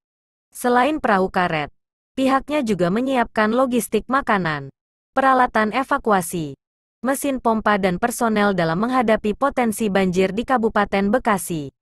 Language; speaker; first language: Indonesian; native; Indonesian